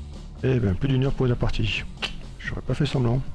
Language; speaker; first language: French; native; French